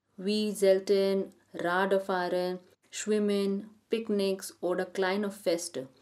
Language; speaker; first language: German; non-native, learner; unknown